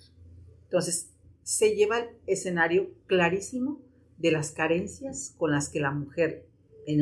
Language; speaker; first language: Spanish; native; Spanish